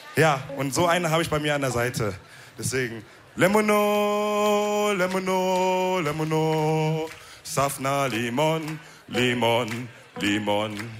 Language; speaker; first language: German; early bilingual, other home language; Wolof